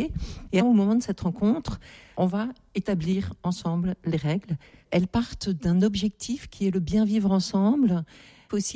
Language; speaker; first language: French; native; French